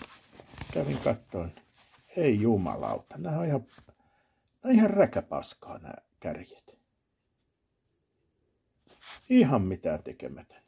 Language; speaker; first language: Finnish; native; Finnish